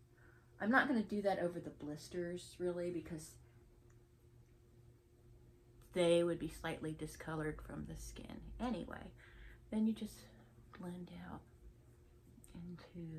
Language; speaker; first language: English; native; English